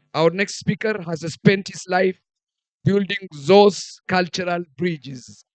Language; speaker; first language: English; non-native, local second language; Amharic